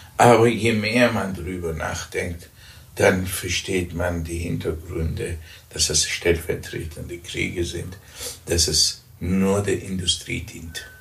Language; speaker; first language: German; early bilingual, other home language; Persian